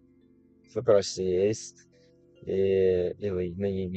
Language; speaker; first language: Russian; non-native, learner; English